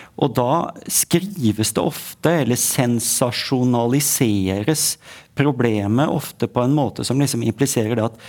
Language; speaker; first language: Norwegian; native; Norwegian